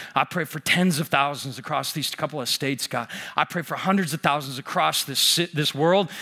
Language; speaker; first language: English; native; English